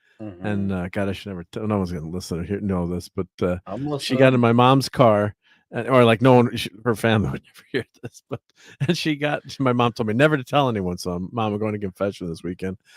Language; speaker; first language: English; native; English